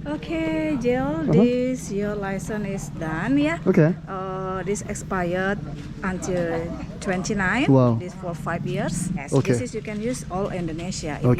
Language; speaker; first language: English; non-native, learner; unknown